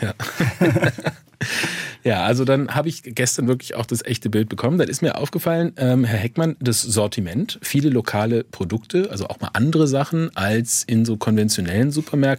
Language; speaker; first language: German; native; German